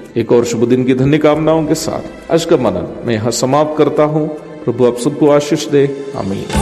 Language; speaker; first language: Hindi; non-native, local second language; Malayalam